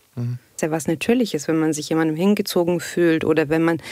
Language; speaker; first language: German; non-native, fluent; Arabic